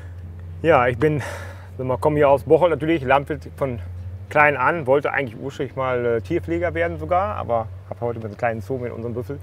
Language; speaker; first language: German; native; German